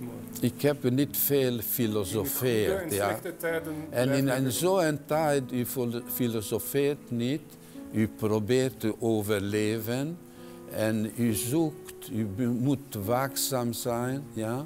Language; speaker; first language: Dutch; non-native, fluent; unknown